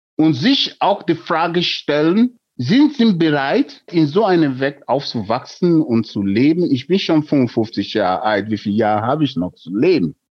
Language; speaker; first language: German; non-native, fluent; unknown